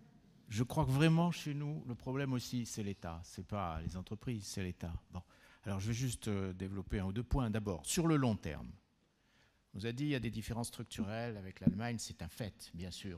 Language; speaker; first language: French; native; French